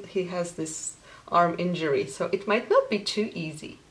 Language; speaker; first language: English; non-native, fluent; Polish